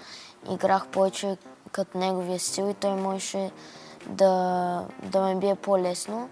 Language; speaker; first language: Bulgarian; early bilingual, heritage; Russian